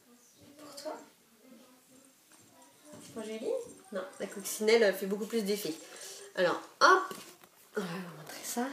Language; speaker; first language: French; native; French